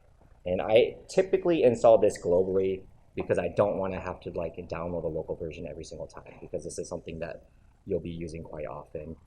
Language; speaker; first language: English; native; English